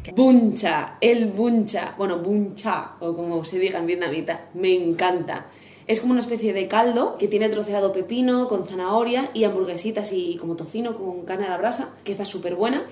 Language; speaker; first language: Spanish; native; Spanish